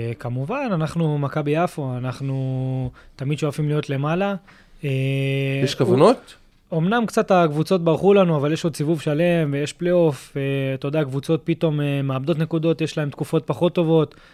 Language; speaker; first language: Hebrew; native; Hebrew